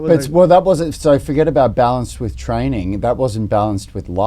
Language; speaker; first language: English; native; English